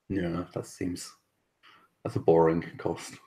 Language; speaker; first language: English; native; English